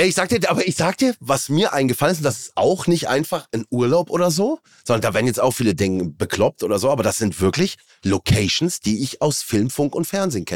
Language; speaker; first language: German; native; German